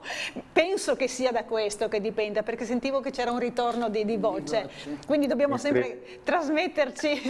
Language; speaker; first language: Italian; native; Italian